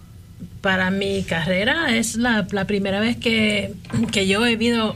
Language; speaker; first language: Spanish; early bilingual, heritage; Spanish